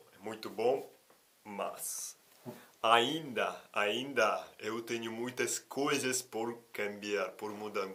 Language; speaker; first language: Portuguese; non-native, fluent; Russian